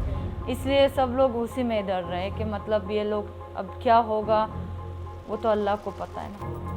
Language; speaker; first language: Hindi; non-native, fluent; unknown